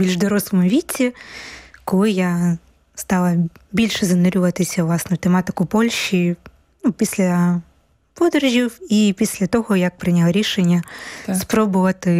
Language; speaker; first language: Ukrainian; native; Ukrainian